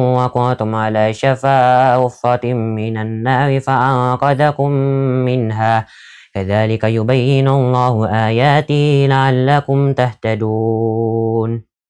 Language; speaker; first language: Arabic; non-native, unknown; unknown